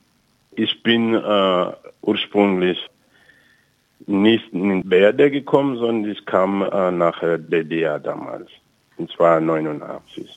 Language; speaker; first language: German; non-native, fluent; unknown